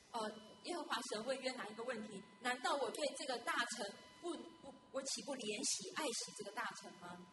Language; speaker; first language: Chinese; native; Chinese